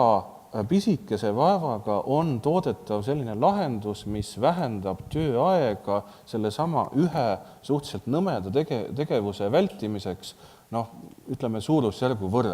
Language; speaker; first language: Estonian; native; Estonian